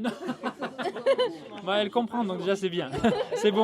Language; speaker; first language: French; native; French